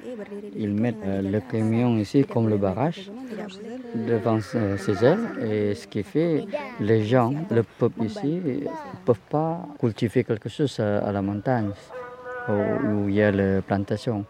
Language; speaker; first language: French; non-native, learner; Indonesian